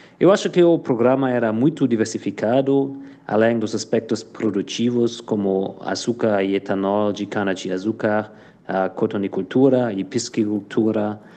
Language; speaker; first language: Portuguese; non-native, fluent; German